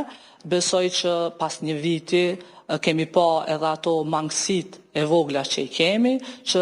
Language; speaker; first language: Albanian; native; Albanian